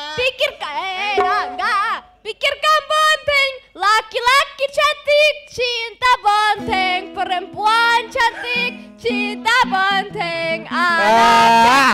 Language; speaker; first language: Indonesian; non-native, fluent; German